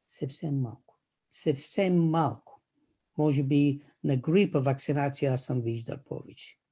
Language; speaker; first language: Bulgarian; non-native, fluent; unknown